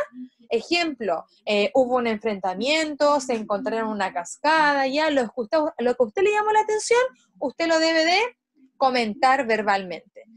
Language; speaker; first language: Spanish; native; Spanish